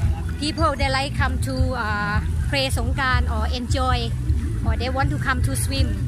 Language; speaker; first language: English; non-native, learner; Thai